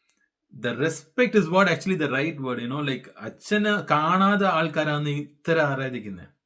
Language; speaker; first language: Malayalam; early bilingual, heritage; Malayalam